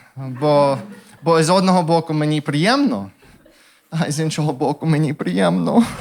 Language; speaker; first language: Ukrainian; non-native, fluent; English